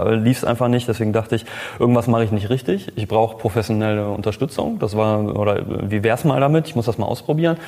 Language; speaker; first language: German; native; German